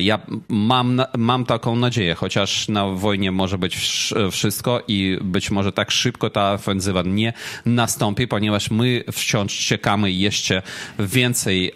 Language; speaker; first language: Polish; non-native, fluent; Ukrainian